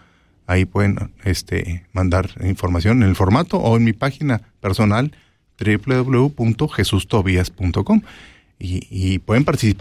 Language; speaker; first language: Spanish; native; Spanish